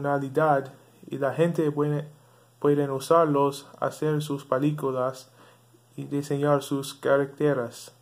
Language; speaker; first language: Spanish; non-native, learner; English